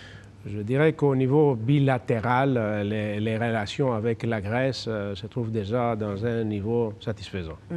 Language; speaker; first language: French; non-native, fluent; Greek